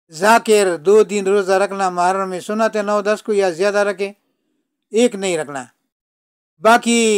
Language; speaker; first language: Urdu; non-native, local second language; Pashto